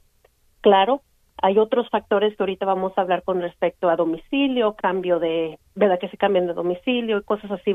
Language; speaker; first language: Spanish; native; Spanish